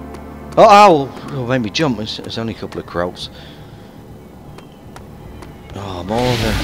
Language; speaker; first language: English; native; English